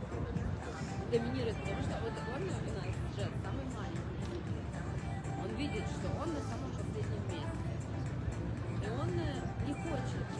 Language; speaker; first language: Russian; non-native, fluent; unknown